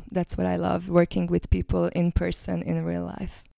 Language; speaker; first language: English; non-native, fluent; Hungarian